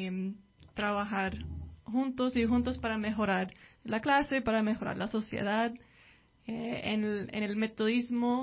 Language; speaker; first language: Spanish; non-native, fluent; English